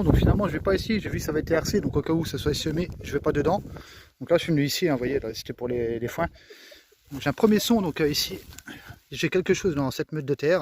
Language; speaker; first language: French; native; French